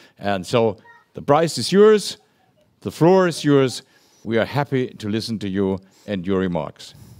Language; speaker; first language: English; non-native, fluent; German